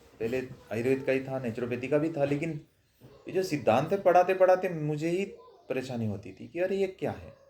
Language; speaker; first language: Hindi; non-native, local second language; Marathi